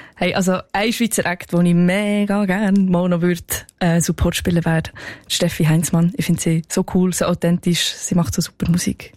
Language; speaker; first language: German; native; German